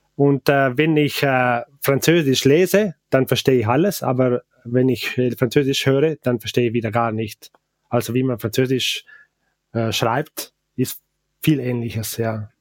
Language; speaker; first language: German; non-native, local second language; Ladin